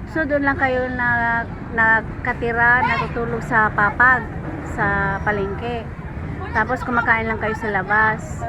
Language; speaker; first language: Filipino; native; Filipino